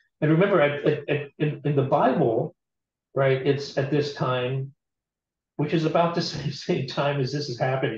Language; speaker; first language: English; native; English